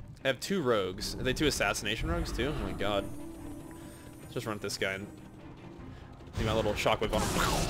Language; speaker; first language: English; native; English